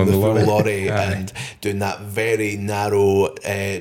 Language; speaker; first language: English; native; English